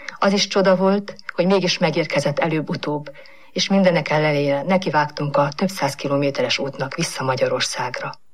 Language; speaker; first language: Hungarian; native; Hungarian